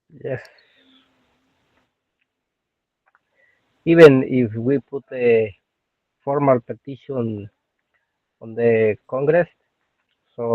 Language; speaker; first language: English; non-native, learner; Spanish